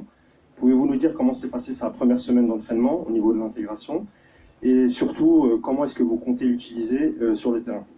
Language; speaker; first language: French; native; French